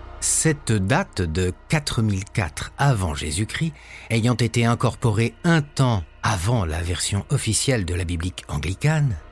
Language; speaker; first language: French; native; French